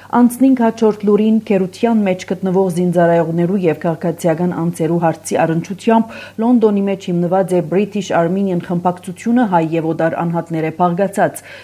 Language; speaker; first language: Armenian; early bilingual, heritage; Armenian